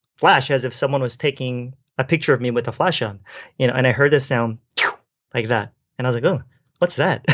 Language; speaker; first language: English; native; English